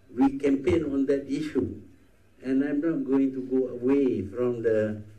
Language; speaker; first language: English; non-native, local second language; Malay